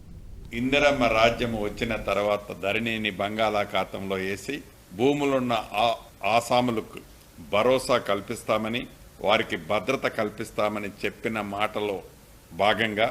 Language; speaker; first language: Telugu; native; Telugu